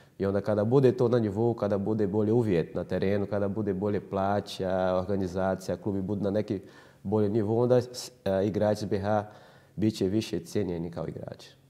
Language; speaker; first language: Croatian; non-native, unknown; Portuguese